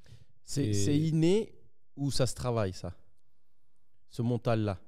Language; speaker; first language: French; native; French